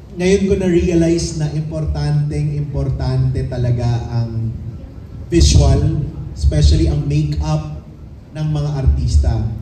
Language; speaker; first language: Filipino; native; Filipino